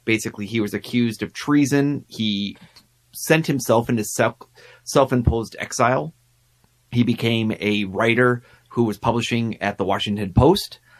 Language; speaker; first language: English; native; English